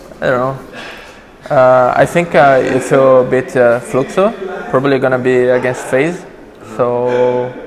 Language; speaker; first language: English; non-native, learner; Portuguese